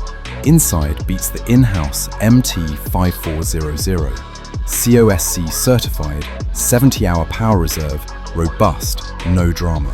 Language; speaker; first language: English; native; English